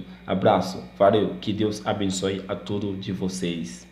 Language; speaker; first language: Portuguese; non-native, learner; Haitian Creole